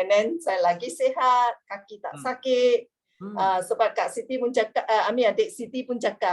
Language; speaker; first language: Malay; non-native, local second language; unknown